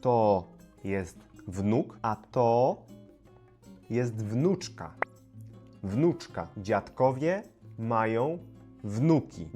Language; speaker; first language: Polish; native; Polish